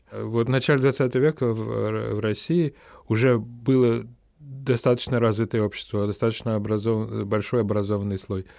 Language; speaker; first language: Russian; native; Russian